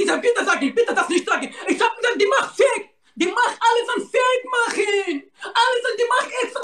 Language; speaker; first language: German; non-native, learner; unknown